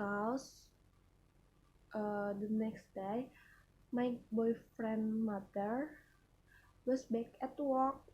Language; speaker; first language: English; non-native, learner; Indonesian